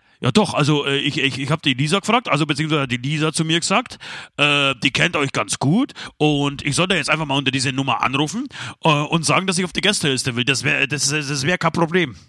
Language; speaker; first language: German; early bilingual, other home language; Polish